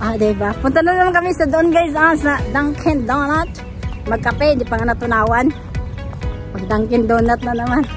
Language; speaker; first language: Filipino; non-native, local second language; Cebuano